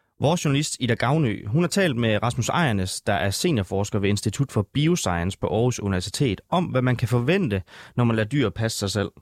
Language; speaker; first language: Danish; native; Danish